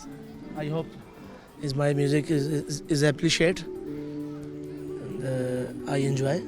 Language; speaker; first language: English; non-native, learner; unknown